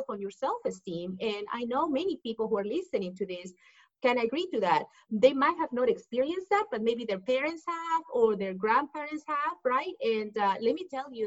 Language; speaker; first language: English; non-native, fluent; Spanish